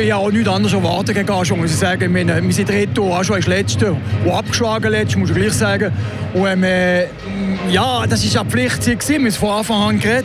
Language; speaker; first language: German; native; German